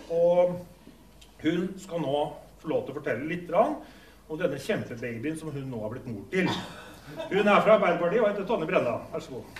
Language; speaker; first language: Norwegian; native; Norwegian